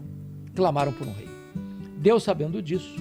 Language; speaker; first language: Portuguese; native; Portuguese